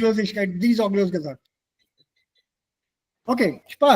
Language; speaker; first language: German; non-native, fluent; Hindi